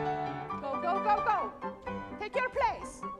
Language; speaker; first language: English; non-native, learner; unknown